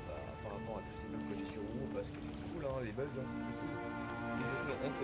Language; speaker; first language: French; native; French